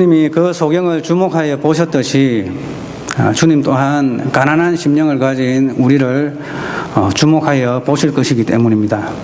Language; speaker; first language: Korean; native; Korean